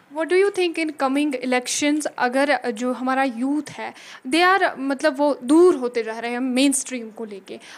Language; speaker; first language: Hindi; non-native, local second language; Kashmiri